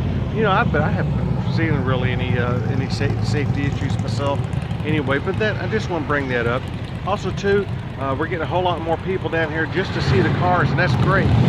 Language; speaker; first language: English; native; English